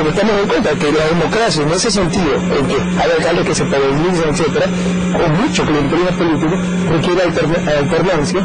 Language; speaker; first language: Spanish; native; Spanish